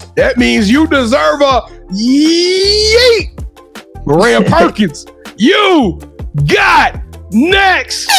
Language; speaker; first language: English; native; English